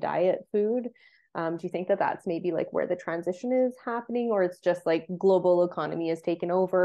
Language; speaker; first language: English; native; English